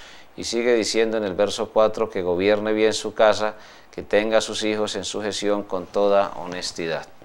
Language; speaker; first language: Spanish; native; Spanish